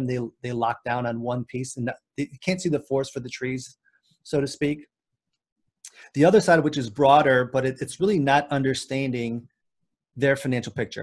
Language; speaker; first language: English; native; English